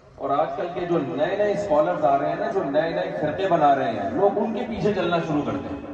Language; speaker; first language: Urdu; native; Urdu